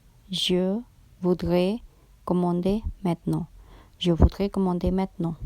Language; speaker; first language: French; non-native, fluent; Urdu